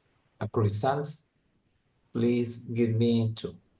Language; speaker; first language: English; non-native, learner; Spanish